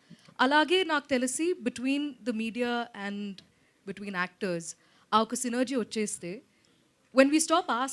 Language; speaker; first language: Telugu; non-native, local second language; Malayalam